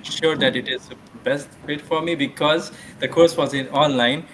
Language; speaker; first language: English; non-native, local second language; Hindi